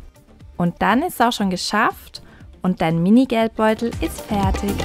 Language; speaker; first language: German; native; German